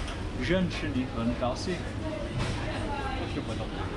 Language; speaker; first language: Chinese; non-native, learner; English